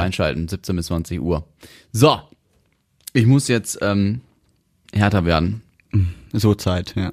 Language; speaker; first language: German; native; German